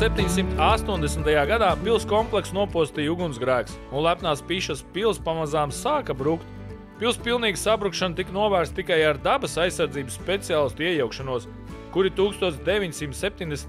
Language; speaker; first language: Latvian; native; Latvian